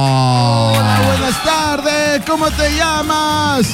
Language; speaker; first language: Spanish; native; Spanish